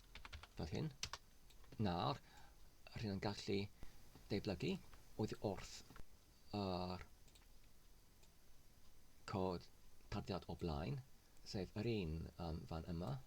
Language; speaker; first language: Welsh; non-native, learner; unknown